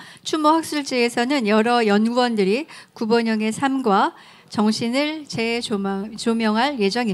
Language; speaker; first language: Korean; native; Korean